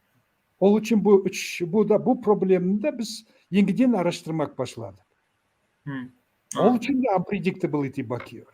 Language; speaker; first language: Turkish; non-native, learner; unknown